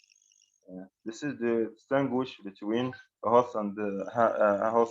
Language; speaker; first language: English; non-native, fluent; Arabic